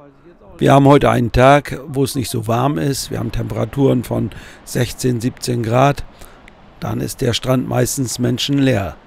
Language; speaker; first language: German; native; German